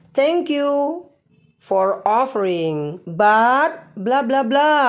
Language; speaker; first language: English; non-native, fluent; Indonesian